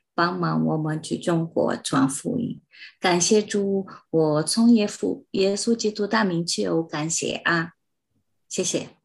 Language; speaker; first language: Chinese; non-native, learner; Portuguese